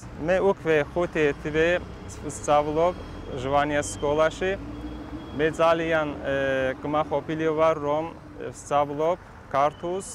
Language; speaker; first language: Georgian; non-native, local second language; Azerbaijani